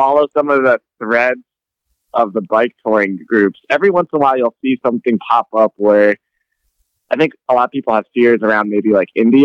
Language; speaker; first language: English; native; English